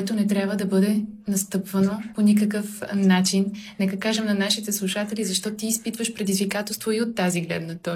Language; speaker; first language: Bulgarian; native; Bulgarian